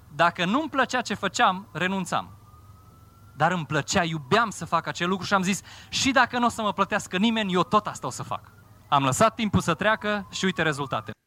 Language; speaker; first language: Romanian; non-native, fluent; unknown